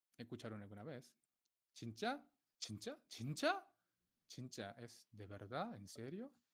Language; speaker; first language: Spanish; non-native, fluent; Korean